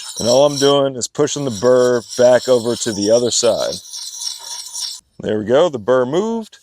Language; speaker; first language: English; native; English